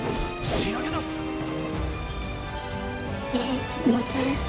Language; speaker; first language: Japanese; native; Japanese